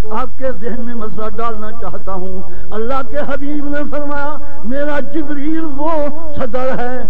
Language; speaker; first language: Urdu; non-native, local second language; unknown